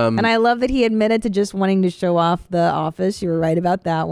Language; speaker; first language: English; native; English